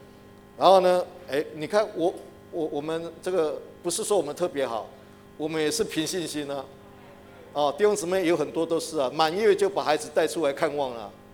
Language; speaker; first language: Chinese; native; Chinese